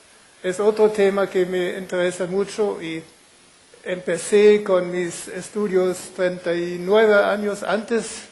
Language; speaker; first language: Spanish; non-native, fluent; German